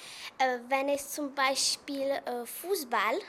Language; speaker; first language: German; non-native, learner; Czech